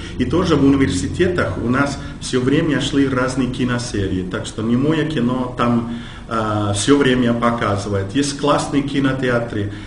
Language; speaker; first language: Russian; non-native, fluent; English